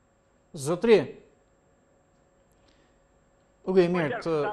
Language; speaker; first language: Albanian; native; Albanian